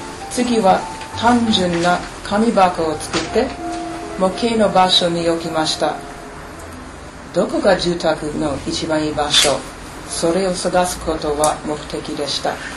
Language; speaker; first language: Japanese; non-native, fluent; English